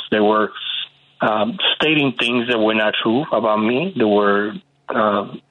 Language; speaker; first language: English; early bilingual, other home language; Spanish